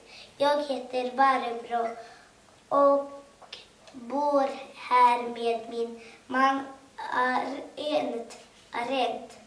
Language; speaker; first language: Swedish; early bilingual, other home language; Kurdish